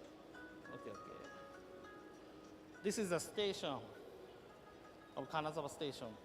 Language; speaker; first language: English; non-native, learner; Japanese